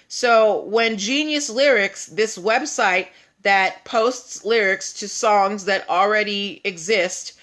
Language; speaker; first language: English; native; English